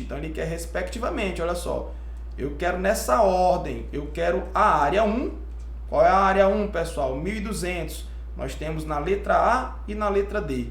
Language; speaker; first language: Portuguese; native; Portuguese